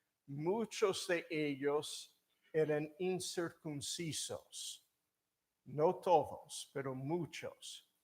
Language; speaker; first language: Spanish; non-native, fluent; English